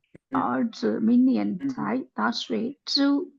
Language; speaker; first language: Chinese; non-native, learner; Tamil